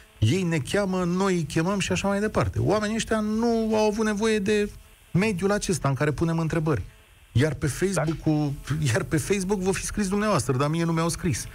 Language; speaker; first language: Romanian; native; Romanian